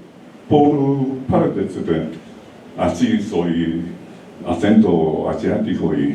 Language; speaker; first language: Spanish; non-native, learner; Japanese